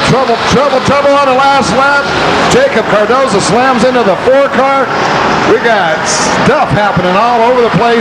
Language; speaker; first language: English; native; English